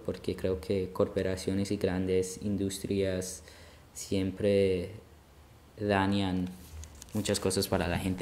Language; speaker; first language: Spanish; early bilingual, heritage; Spanish